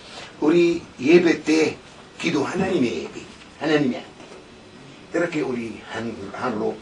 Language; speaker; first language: Korean; non-native, learner; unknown